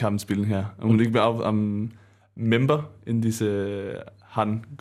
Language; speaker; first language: German; non-native, learner; Danish